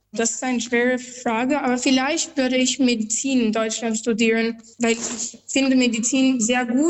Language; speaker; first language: German; non-native, learner; Albanian